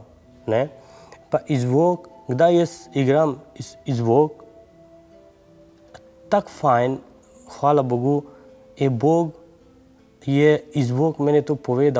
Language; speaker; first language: Slovenian; non-native, learner; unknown